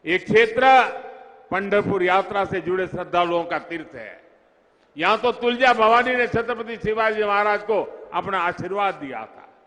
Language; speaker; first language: Hindi; non-native, local second language; Gujarati